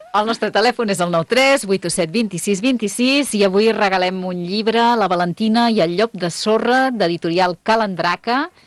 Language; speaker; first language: Catalan; native; Catalan